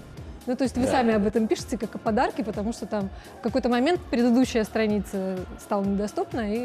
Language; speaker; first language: Russian; native; Russian